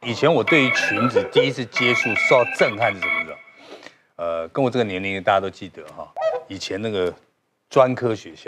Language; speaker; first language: Chinese; native; Chinese